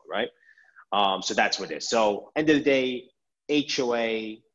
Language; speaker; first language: English; native; English